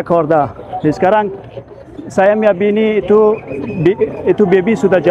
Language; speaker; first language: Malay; non-native, learner; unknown